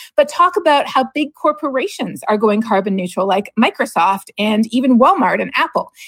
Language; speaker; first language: English; native; English